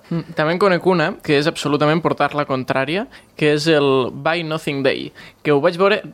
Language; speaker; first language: Catalan; native; Catalan